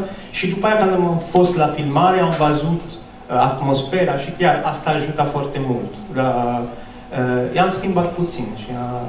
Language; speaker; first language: Romanian; non-native, fluent; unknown